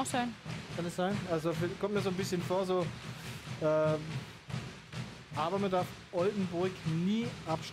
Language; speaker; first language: German; native; German